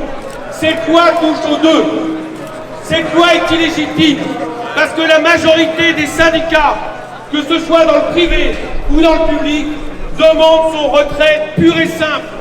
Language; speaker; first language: French; native; French